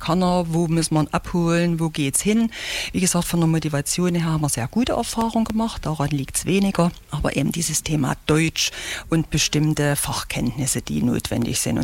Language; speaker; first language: German; native; German